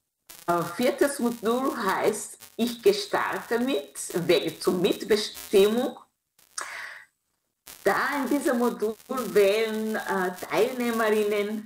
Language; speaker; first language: German; non-native, fluent; Kinyarwanda